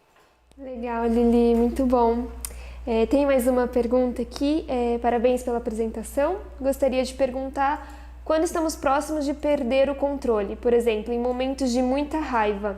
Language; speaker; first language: Portuguese; native; Portuguese